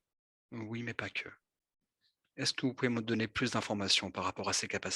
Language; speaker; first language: French; native; French